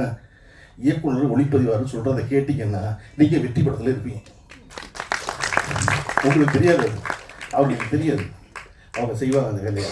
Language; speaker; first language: Tamil; native; Tamil